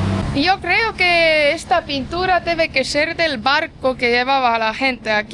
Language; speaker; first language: Spanish; non-native, fluent; Estonian